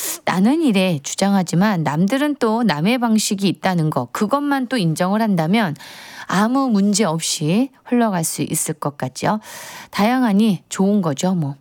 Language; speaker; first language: Korean; native; Korean